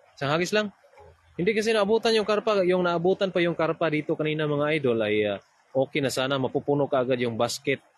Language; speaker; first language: Filipino; non-native, local second language; Cebuano